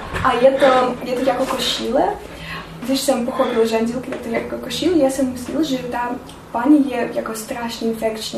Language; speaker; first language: Czech; non-native, learner; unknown